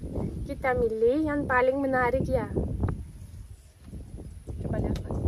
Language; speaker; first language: Indonesian; non-native, fluent; Russian